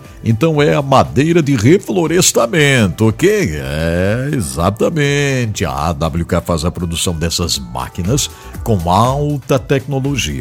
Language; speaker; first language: Portuguese; native; Portuguese